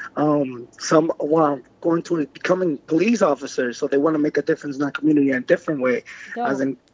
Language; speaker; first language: English; non-native, fluent; Spanish